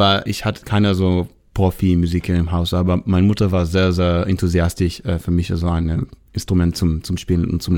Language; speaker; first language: German; non-native, learner; Hebrew